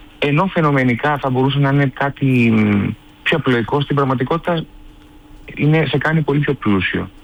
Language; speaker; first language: Greek; early bilingual, heritage; Greek